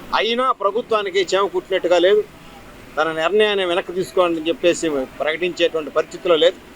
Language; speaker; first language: Telugu; native; Telugu